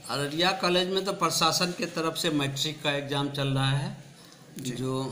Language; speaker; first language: Hindi; native; Hindi